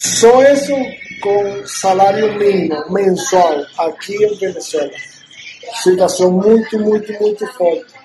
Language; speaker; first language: Portuguese; non-native, learner; Spanish